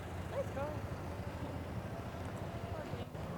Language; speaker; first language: English; non-native, fluent; Russian